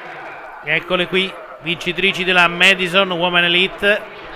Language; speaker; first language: Italian; native; Italian